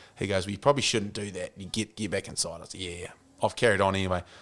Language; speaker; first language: English; native; English